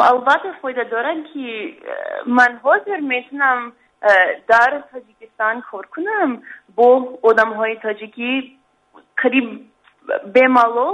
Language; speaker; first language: Persian; non-native, learner; English